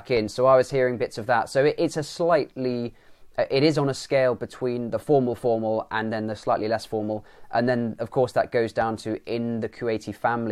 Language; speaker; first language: English; native; English